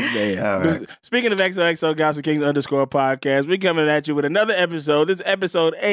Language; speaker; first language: English; native; English